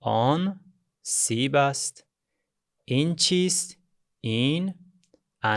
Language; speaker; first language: Persian; non-native, fluent; Azerbaijani